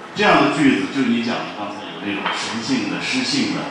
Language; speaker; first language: Chinese; native; Chinese